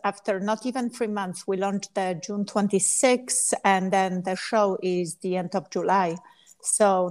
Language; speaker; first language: English; non-native, fluent; Polish